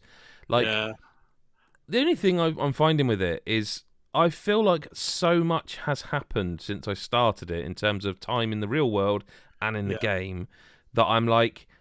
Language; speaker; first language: English; native; English